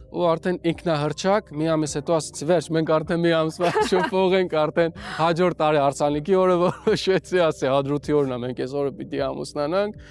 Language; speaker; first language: Armenian; native; Armenian